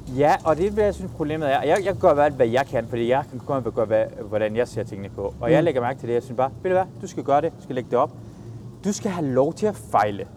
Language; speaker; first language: Danish; early bilingual, other home language; Persian